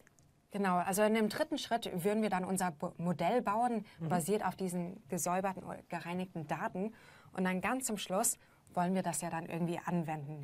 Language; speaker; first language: German; native; German